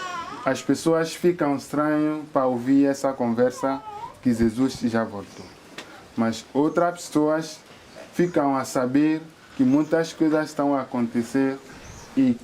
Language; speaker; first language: Portuguese; non-native, fluent; French